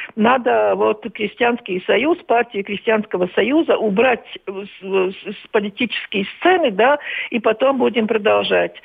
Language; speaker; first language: Russian; non-native, local second language; Latvian